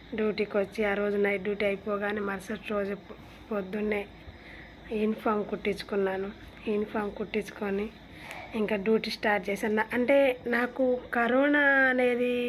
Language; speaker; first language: Telugu; non-native, local second language; Lambadi